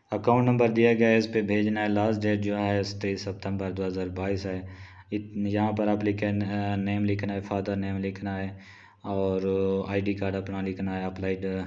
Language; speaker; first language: Urdu; non-native, local second language; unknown